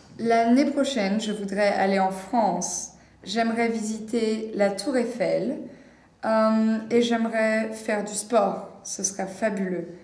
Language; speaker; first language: French; non-native, learner; English